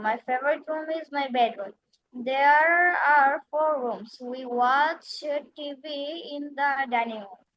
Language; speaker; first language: English; non-native, learner; Bangla